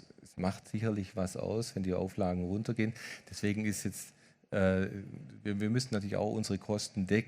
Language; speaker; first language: German; native; German